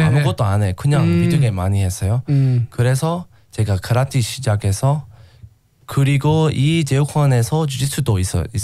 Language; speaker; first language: Korean; non-native, learner; English